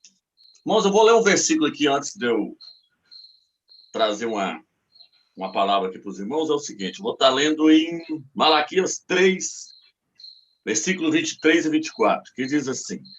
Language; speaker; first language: Portuguese; native; Portuguese